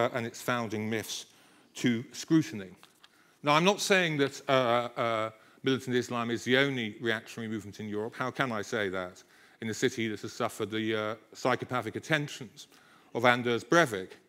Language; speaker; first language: English; native; English